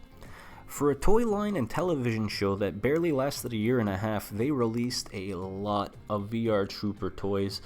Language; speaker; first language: English; native; English